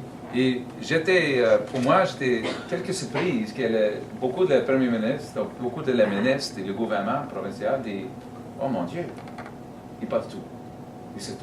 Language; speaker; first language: French; non-native, learner; English